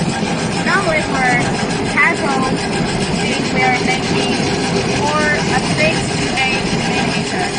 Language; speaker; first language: English; non-native, learner; Chinese